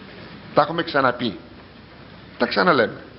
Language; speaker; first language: Greek; native; Greek